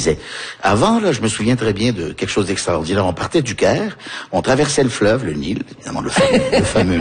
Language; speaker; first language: French; early bilingual, heritage; French